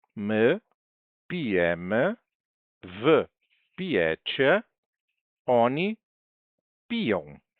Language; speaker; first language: Polish; non-native, fluent; Portuguese